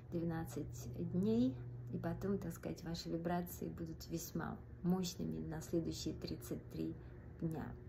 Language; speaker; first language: Russian; native; Russian